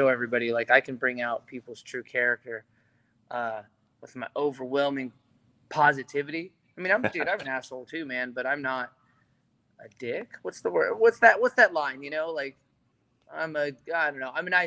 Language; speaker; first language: English; native; English